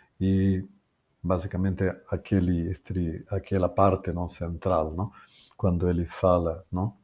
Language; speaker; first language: Portuguese; non-native, fluent; Spanish